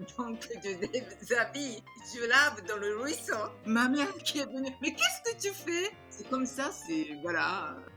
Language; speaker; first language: French; non-native, fluent; Japanese